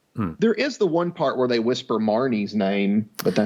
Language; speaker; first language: English; native; English